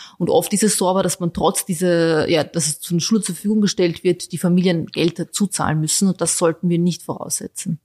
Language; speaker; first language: German; early bilingual, other home language; Bosnian